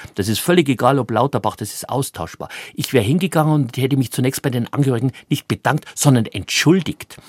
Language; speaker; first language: German; native; German